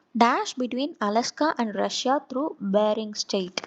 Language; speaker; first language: English; non-native, local second language; Tamil